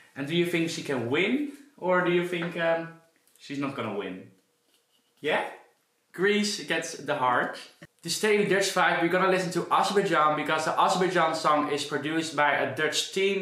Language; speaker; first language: English; non-native, fluent; Dutch